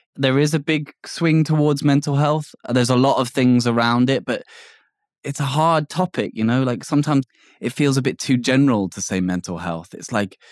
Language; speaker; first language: English; native; English